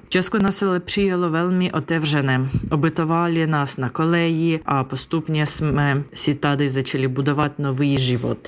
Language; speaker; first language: Czech; non-native, learner; Ukrainian